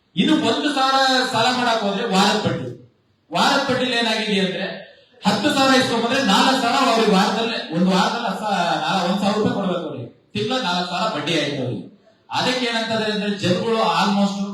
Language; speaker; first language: Kannada; non-native, local second language; Lambadi